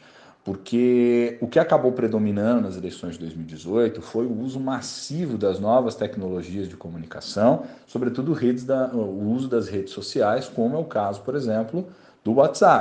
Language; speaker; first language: Portuguese; native; Portuguese